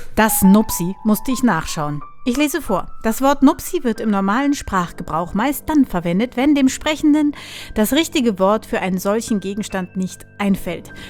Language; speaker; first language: German; native; German